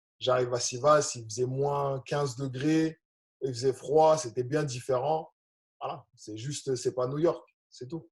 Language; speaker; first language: French; native; French